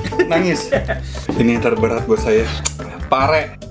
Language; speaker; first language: Indonesian; native; Indonesian